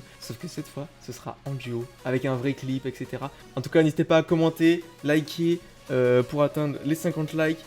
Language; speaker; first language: French; native; French